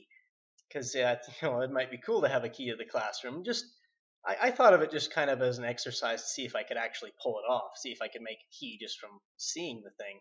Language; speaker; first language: English; native; English